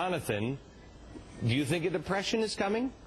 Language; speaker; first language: English; native; English